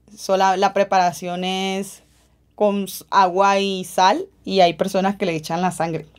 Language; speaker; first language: Spanish; native; Spanish